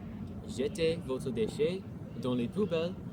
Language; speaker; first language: French; non-native, learner; English